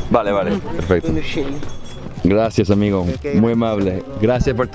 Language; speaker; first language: Spanish; non-native, learner; English